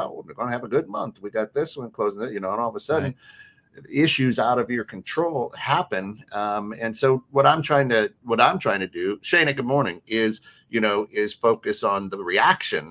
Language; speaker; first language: English; native; English